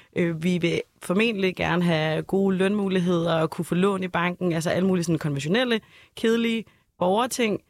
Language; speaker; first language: Danish; native; Danish